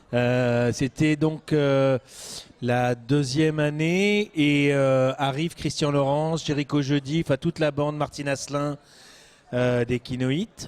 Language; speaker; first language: French; native; French